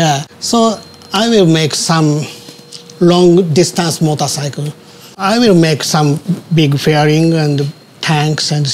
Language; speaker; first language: English; non-native, learner; Japanese